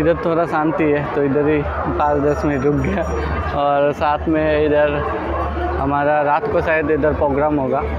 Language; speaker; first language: Hindi; non-native, local second language; Bangla